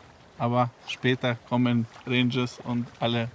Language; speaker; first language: German; non-native, fluent; Serbian